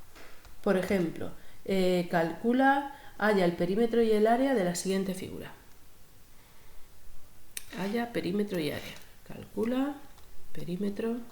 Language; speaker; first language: Spanish; native; Spanish